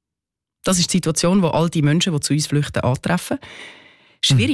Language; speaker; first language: German; native; German